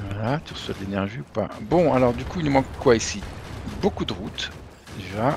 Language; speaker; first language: French; native; French